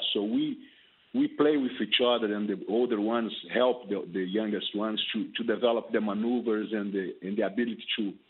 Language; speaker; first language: English; non-native, fluent; Portuguese